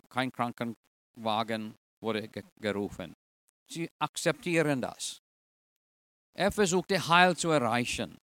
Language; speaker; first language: German; non-native, fluent; English